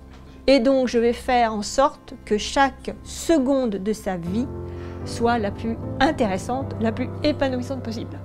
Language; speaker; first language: French; native; French